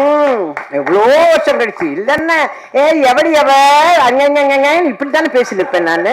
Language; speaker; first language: Tamil; native; Tamil